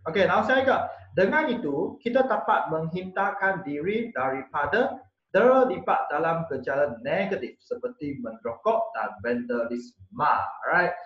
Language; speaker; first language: Malay; non-native, local second language; Chinese